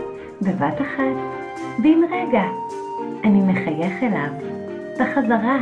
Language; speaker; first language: Hebrew; native; Hebrew